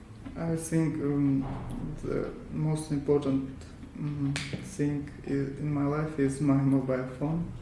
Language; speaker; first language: English; non-native, learner; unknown